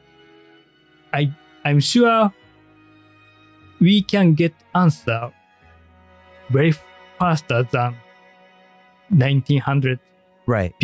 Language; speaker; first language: English; non-native, learner; Japanese